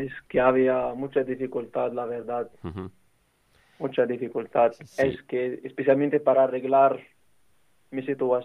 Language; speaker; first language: Spanish; non-native, learner; Arabic